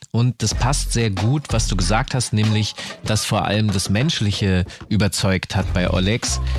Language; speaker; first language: German; native; German